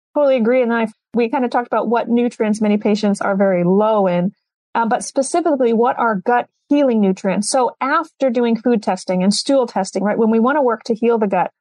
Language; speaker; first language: English; native; English